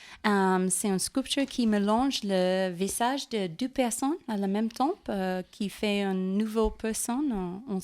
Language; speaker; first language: French; non-native, learner; English